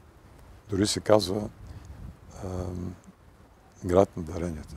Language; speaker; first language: Bulgarian; early bilingual, heritage; Bulgarian